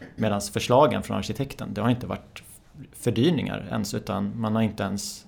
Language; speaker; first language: Swedish; early bilingual, other home language; Persian